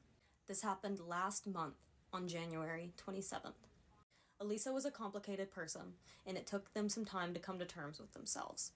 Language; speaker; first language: English; native; English